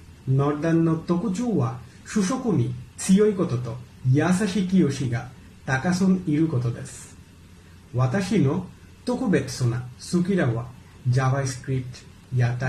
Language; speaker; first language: Japanese; non-native, learner; Bangla